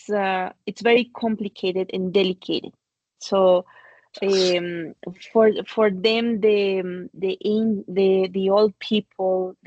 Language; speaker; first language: English; non-native, fluent; Spanish